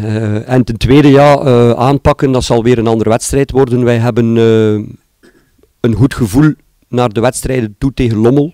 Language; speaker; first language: Dutch; native; Dutch